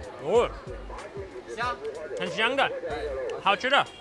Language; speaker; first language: Chinese; non-native, learner; English